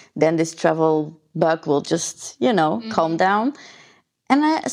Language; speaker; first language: English; non-native, fluent; Dutch